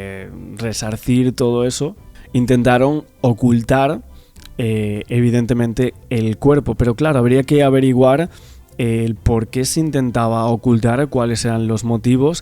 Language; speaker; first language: Spanish; native; Spanish